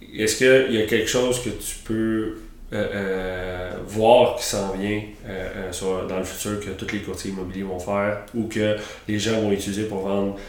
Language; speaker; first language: French; native; French